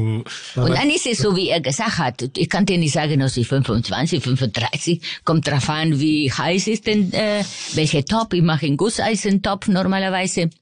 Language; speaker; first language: German; non-native, fluent; Spanish